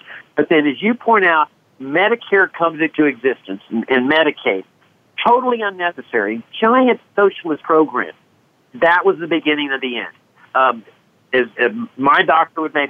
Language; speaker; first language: English; native; English